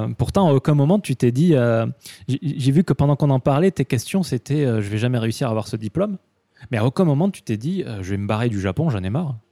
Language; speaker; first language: French; native; French